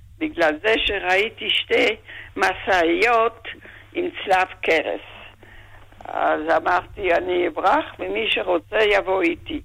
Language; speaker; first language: Hebrew; non-native, fluent; German